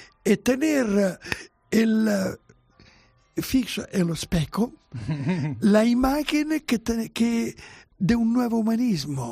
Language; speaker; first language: Spanish; non-native, fluent; Italian